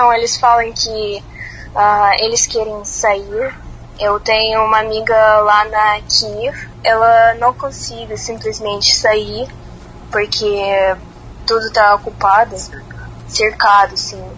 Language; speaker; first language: Portuguese; non-native, fluent; Russian